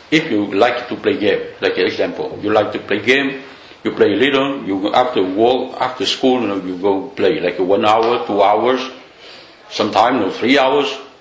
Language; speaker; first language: English; non-native, fluent; Vietnamese